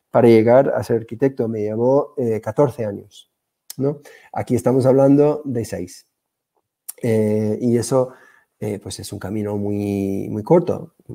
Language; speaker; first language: Spanish; non-native, fluent; English